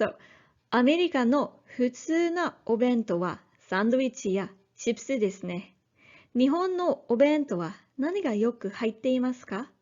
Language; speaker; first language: Japanese; non-native, learner; English